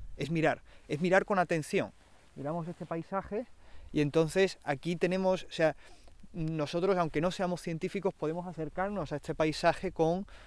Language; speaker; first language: Spanish; native; Spanish